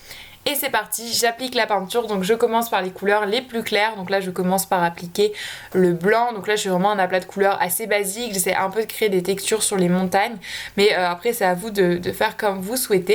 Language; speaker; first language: French; native; French